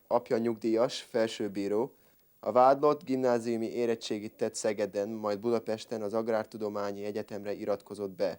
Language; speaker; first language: Hungarian; native; Hungarian